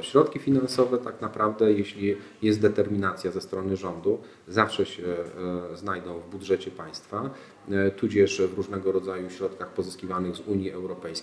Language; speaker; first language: Polish; native; Polish